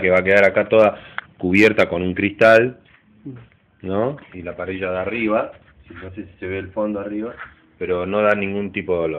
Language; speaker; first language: Spanish; native; Spanish